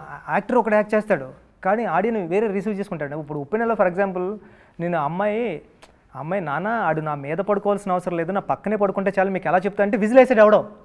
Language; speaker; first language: Telugu; native; Telugu